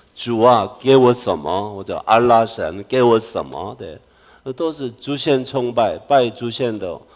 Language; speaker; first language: Chinese; non-native, fluent; Korean